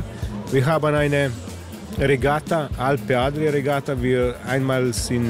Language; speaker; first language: German; non-native, learner; Slovenian